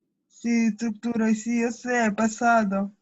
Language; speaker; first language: Spanish; non-native, learner; Russian